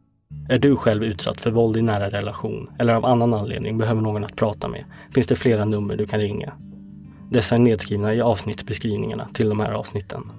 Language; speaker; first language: Swedish; native; Swedish